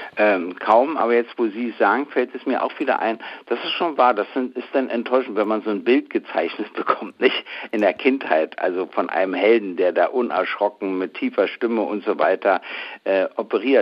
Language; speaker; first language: German; native; German